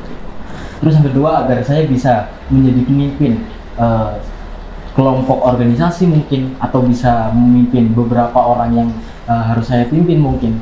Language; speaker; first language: Indonesian; non-native, local second language; Javanese